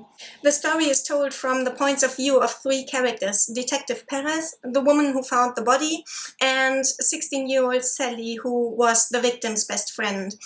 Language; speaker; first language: English; non-native, fluent; German